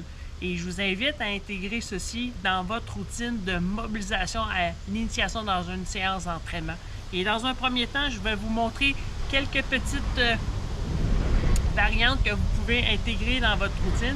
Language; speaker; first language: French; native; French